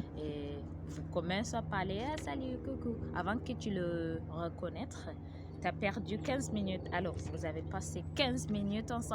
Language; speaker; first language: French; non-native, learner; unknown